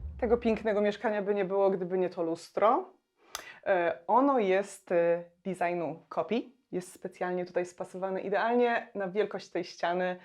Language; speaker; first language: Polish; native; Polish